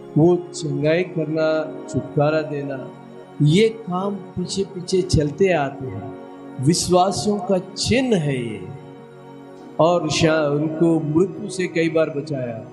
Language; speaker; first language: Hindi; non-native, local second language; Telugu